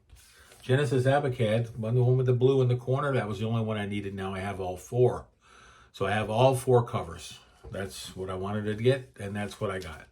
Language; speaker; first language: English; native; English